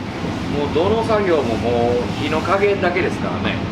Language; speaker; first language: Japanese; native; Japanese